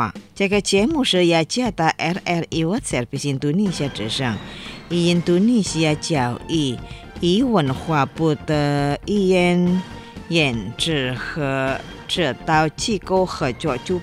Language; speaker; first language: Chinese; non-native, fluent; Indonesian